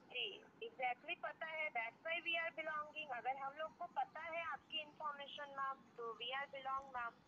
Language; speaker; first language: Hindi; native; Hindi